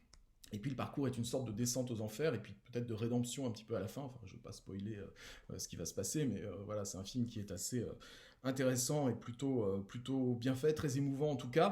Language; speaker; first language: French; native; French